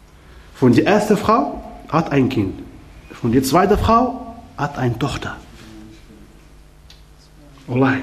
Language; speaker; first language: German; non-native, learner; Arabic